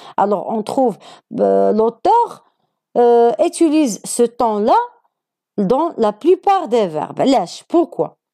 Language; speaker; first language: French; non-native, local second language; Arabic